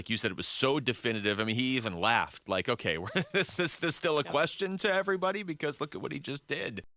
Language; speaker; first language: English; native; English